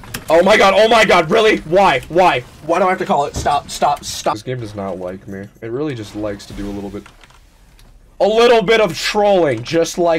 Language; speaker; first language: English; native; English